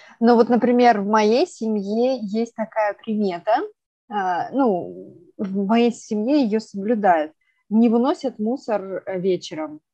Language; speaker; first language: Russian; native; Russian